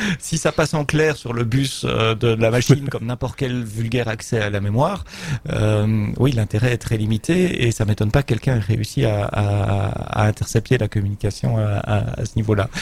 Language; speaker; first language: French; native; French